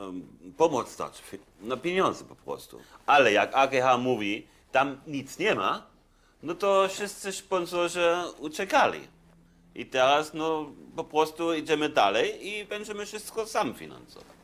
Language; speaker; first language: Polish; non-native, fluent; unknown